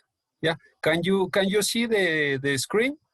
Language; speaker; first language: English; non-native, learner; Spanish